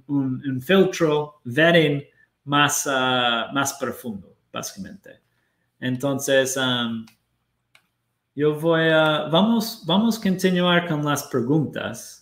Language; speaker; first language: Spanish; non-native, fluent; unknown